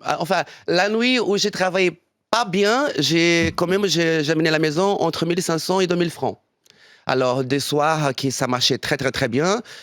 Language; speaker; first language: French; non-native, fluent; Portuguese